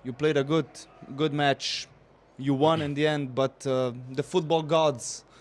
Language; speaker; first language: English; non-native, fluent; Slovenian